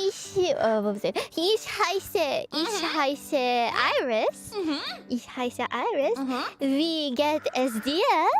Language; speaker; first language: German; non-native, learner; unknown